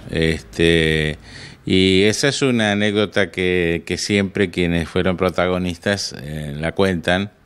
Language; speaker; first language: Spanish; native; Spanish